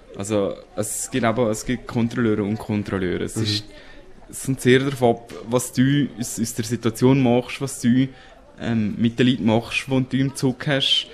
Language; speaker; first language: German; native; German